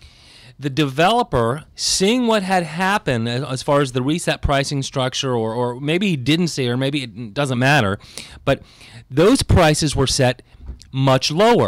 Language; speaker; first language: English; native; English